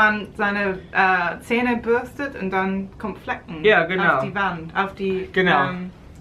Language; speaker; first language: German; non-native, learner; English